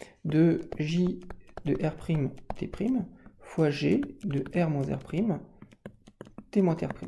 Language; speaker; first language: French; native; French